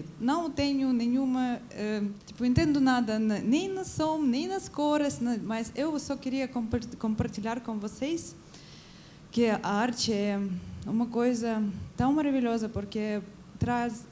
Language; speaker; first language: Portuguese; non-native, learner; Ukrainian